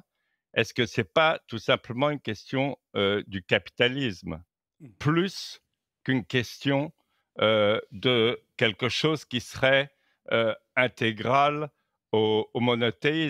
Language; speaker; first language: French; native; French